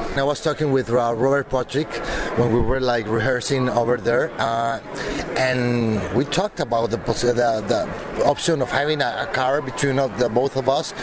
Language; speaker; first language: English; non-native, fluent; Spanish